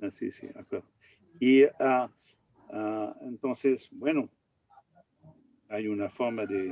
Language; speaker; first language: Spanish; non-native, learner; French